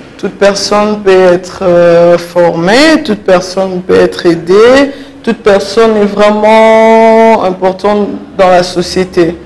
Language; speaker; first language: French; non-native, local second language; Lingala